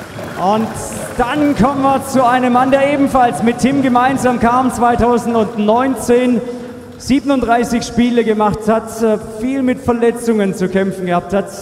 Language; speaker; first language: German; native; German